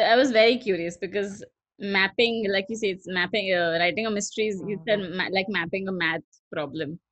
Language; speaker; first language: English; non-native, local second language; Gujarati